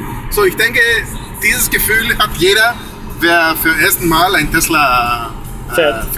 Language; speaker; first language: German; non-native, learner; Greek